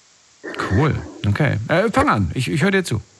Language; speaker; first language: German; native; German